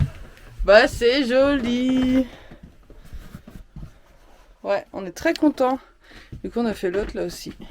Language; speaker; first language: French; native; French